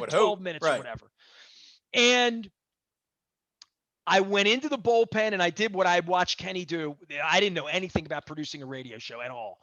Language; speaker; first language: English; native; English